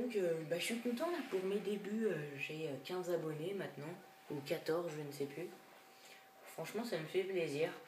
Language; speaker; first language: French; native; French